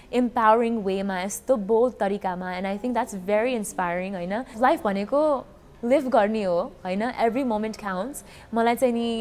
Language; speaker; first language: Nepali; early bilingual, heritage; Nepali